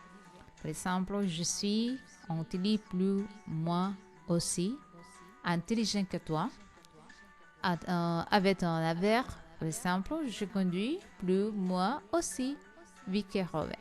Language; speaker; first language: French; non-native, learner; Spanish